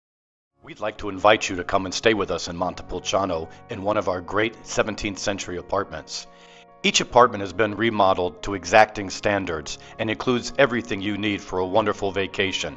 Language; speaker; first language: English; native; English